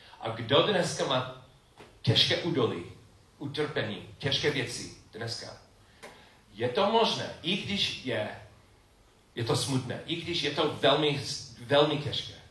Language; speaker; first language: Czech; non-native, learner; English